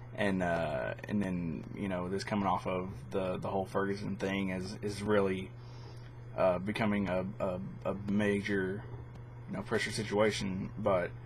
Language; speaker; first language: English; native; English